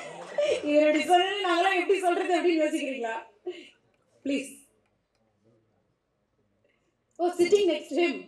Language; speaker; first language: Tamil; native; Tamil